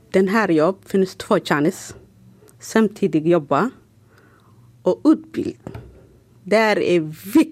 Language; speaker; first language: Swedish; non-native, learner; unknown